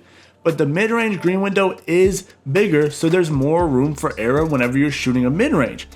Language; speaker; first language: English; native; English